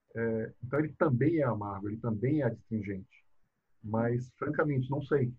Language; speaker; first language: Portuguese; native; Portuguese